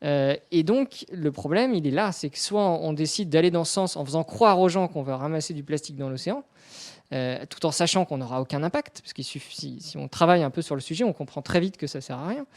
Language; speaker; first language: French; native; French